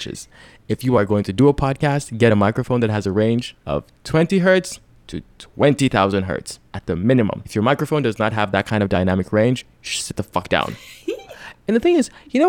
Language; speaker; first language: English; non-native, local second language; Yoruba